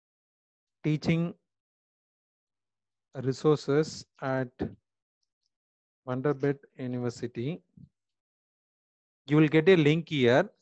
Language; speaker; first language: English; non-native, local second language; Tamil